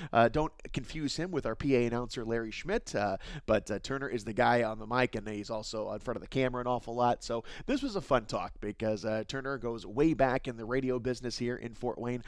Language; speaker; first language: English; native; English